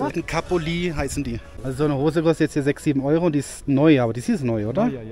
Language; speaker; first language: German; native; German